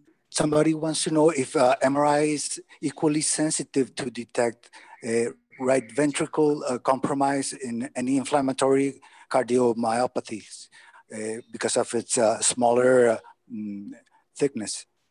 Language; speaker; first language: English; non-native, fluent; Spanish